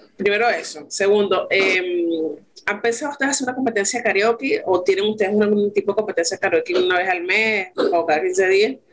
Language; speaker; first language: Spanish; native; Spanish